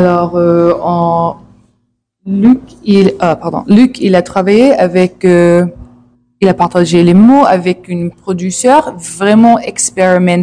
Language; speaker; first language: French; non-native, learner; English